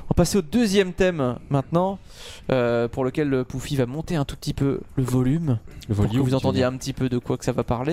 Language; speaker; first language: French; native; French